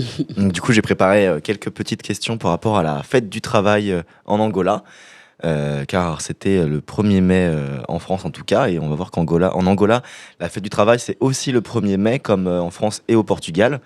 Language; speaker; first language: French; native; French